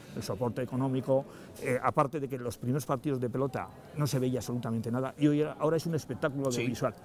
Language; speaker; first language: Spanish; native; Spanish